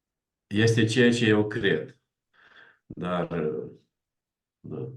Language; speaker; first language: Romanian; non-native, learner; Ukrainian